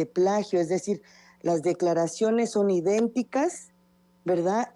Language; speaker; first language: Spanish; native; Spanish